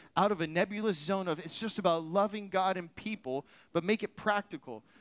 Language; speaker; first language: English; native; English